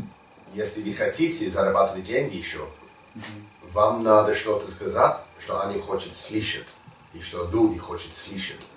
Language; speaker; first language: Russian; non-native, learner; English